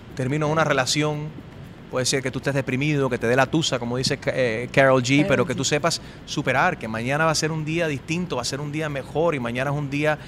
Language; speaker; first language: Spanish; early bilingual, heritage; Spanish